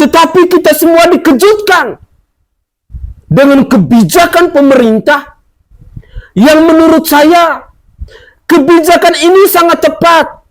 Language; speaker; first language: Indonesian; native; Indonesian